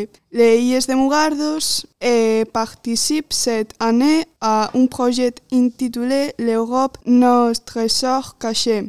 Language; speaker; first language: French; non-native, fluent; Galician